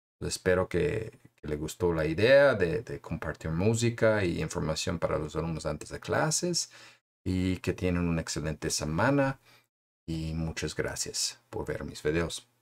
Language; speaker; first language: Spanish; non-native, fluent; English